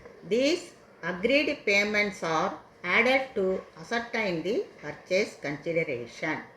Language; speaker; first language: English; non-native, local second language; Tamil